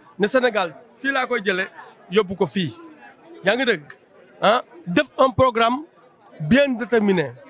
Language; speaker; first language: Wolof; non-native, local second language; Serer